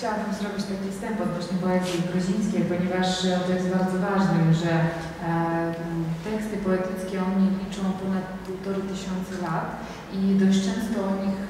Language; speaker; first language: Polish; non-native, fluent; Georgian